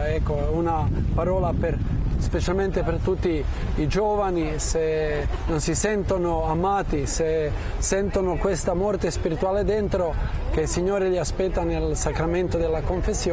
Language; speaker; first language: Italian; non-native, fluent; Croatian